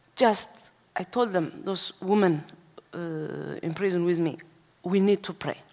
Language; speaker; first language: English; non-native, learner; Tigrinya